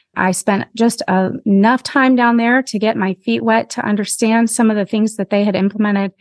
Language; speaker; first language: English; native; English